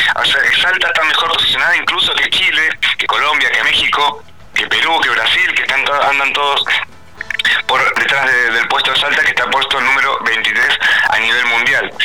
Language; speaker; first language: Spanish; native; Spanish